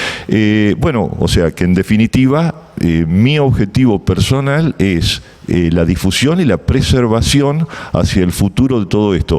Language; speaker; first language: Spanish; native; Spanish